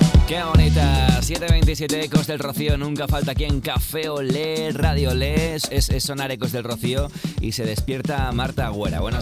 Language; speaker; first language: Spanish; native; Spanish